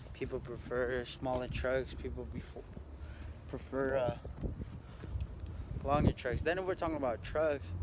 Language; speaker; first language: English; native; English